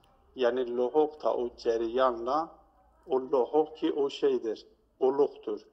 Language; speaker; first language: Turkish; native; Turkish